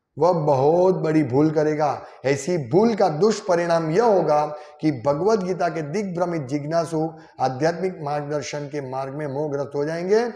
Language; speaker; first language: Hindi; non-native, local second language; Gujarati